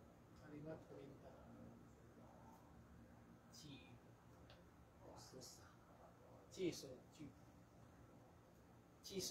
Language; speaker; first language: Chinese; non-native, learner; Indonesian